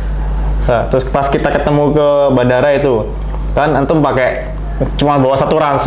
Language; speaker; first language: Indonesian; native; Indonesian